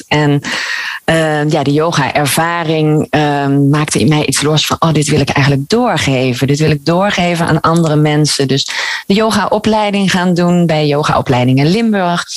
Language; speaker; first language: Dutch; native; Dutch